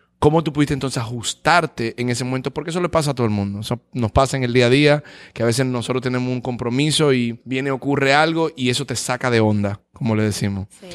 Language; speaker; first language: Spanish; native; Spanish